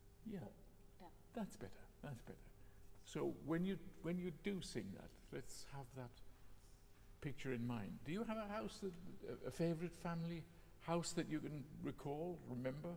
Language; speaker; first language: English; native; English